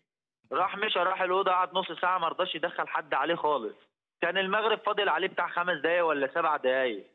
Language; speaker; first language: Arabic; native; Arabic